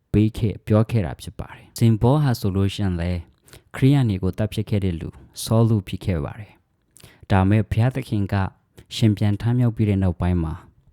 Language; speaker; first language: Burmese; native; Burmese